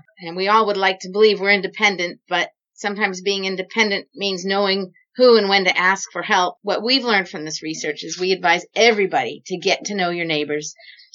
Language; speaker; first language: English; native; English